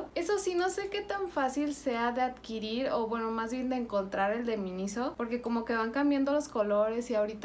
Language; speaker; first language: Spanish; native; Spanish